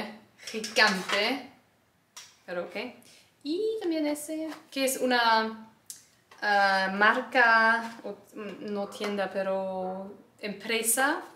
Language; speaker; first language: Spanish; non-native, learner; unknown